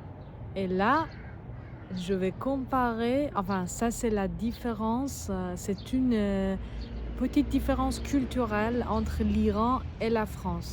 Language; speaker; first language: French; non-native, fluent; Persian